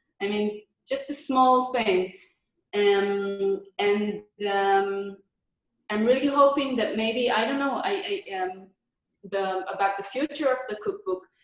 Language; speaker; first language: English; non-native, fluent; Hebrew